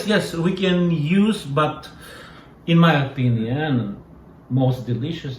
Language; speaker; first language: English; non-native, learner; Russian